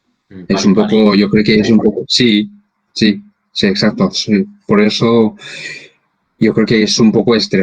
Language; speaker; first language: Spanish; non-native, fluent; Korean